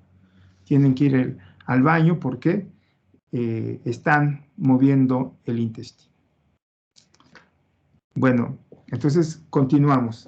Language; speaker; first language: Spanish; native; Spanish